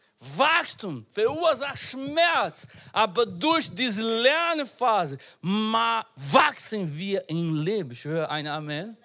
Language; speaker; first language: German; non-native, learner; Portuguese